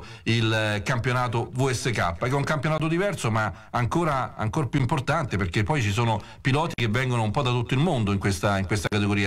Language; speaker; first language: Italian; native; Italian